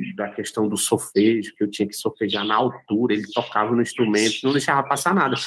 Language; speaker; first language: Portuguese; native; Portuguese